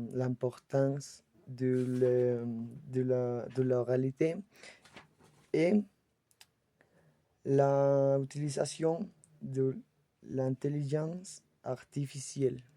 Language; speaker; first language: French; non-native, learner; Spanish